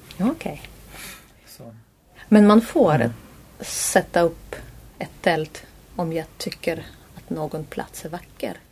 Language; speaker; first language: Swedish; non-native, learner; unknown